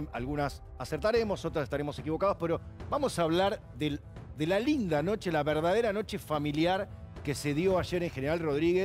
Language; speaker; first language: Spanish; native; Spanish